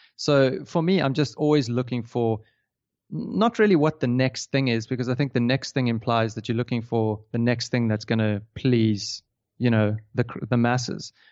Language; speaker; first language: English; native; English